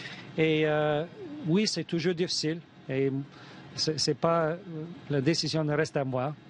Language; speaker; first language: French; non-native, fluent; English